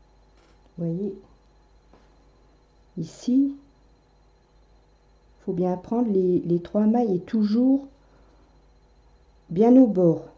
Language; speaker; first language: French; native; French